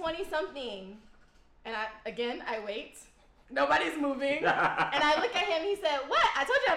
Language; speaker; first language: English; native; English